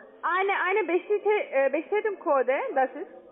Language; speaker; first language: German; non-native, learner; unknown